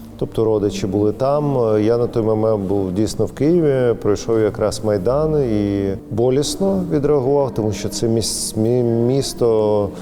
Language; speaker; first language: Ukrainian; non-native, local second language; Russian